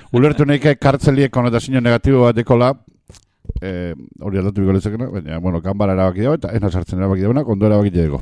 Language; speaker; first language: Basque; native; Basque